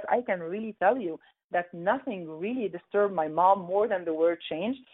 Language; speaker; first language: English; non-native, fluent; Arabic